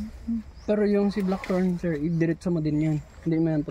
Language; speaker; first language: Filipino; non-native, local second language; Cebuano